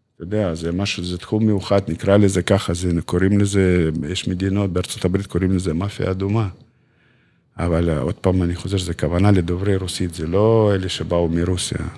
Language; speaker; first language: Hebrew; non-native, fluent; Russian